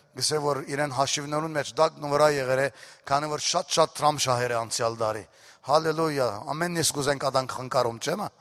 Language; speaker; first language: Armenian; early bilingual, heritage; Armenian